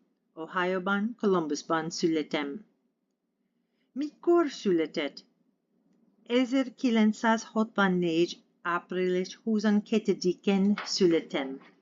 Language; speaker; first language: Hungarian; non-native, learner; English